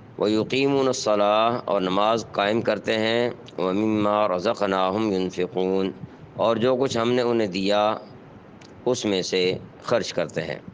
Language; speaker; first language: Urdu; native; Urdu